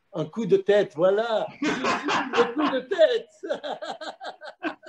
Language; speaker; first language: English; non-native, fluent; French